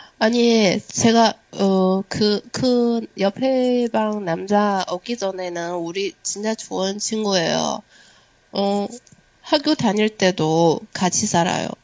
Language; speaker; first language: Korean; non-native, learner; Chinese